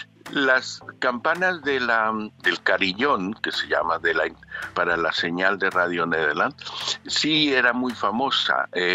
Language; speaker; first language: Spanish; native; Spanish